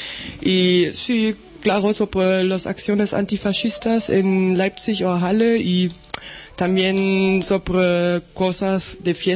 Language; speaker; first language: Spanish; non-native, learner; German